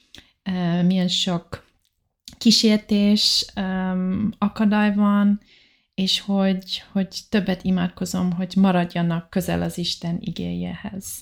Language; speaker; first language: Hungarian; non-native, learner; English